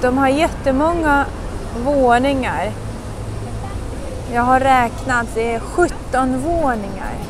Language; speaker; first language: Swedish; non-native, fluent; Russian